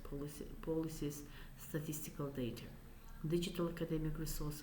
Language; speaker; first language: English; non-native, fluent; Kazakh